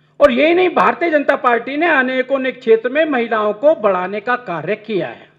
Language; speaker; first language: Hindi; native; Hindi